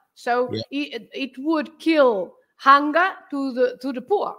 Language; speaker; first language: English; non-native, fluent; Portuguese